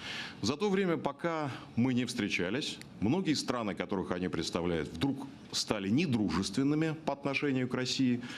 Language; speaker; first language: Russian; native; Russian